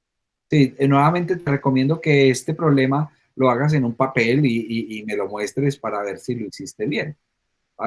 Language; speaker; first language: Spanish; native; Spanish